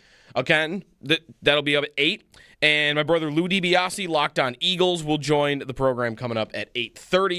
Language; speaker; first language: English; native; English